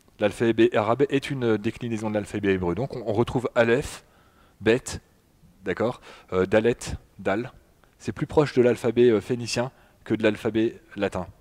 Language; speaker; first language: French; native; French